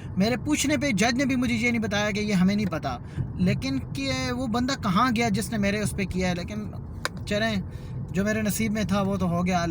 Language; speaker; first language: Urdu; non-native, local second language; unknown